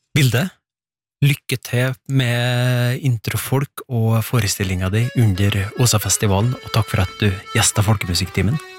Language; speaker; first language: Norwegian; native; Norwegian